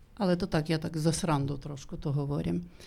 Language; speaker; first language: Slovak; non-native, learner; Ukrainian